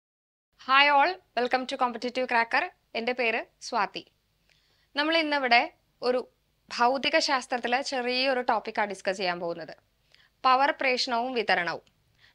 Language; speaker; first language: Malayalam; native; Malayalam